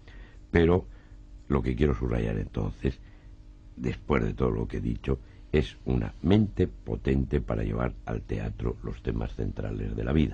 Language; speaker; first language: Spanish; native; Spanish